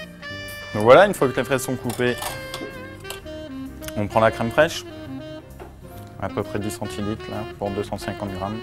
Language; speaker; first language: French; native; French